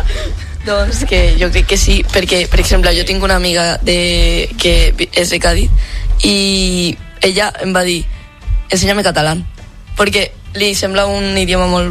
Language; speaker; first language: Catalan; non-native, local second language; Spanish